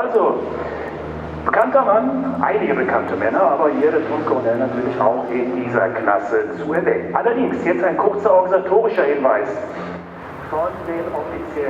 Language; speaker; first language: German; native; German